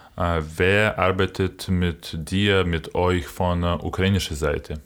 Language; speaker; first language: German; non-native, fluent; Ukrainian